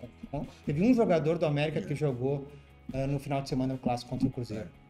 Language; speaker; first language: Portuguese; native; Portuguese